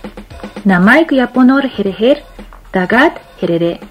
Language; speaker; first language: Mongolian; non-native, fluent; Japanese